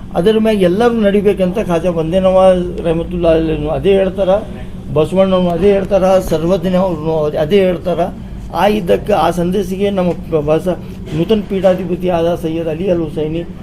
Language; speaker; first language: Kannada; non-native, local second language; Urdu